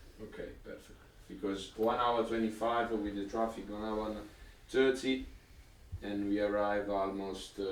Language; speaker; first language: English; non-native, learner; Italian